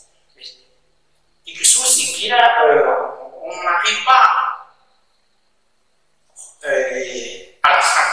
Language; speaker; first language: French; non-native, learner; Chinese